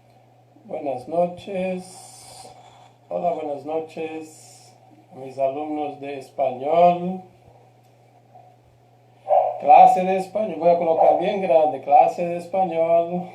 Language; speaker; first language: Spanish; non-native, fluent; Portuguese